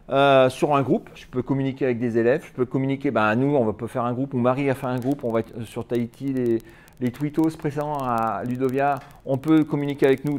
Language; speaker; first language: French; native; French